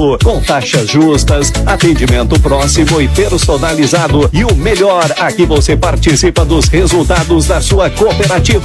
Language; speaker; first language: Portuguese; native; Portuguese